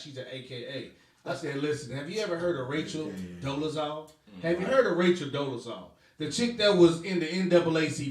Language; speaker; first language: English; native; English